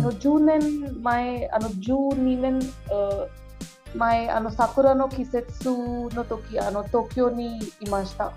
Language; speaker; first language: Japanese; non-native, learner; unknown